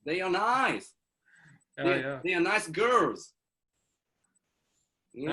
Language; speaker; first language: English; non-native, learner; Japanese